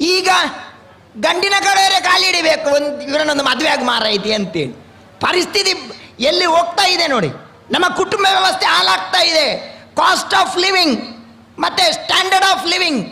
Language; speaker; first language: Kannada; non-native, local second language; Tulu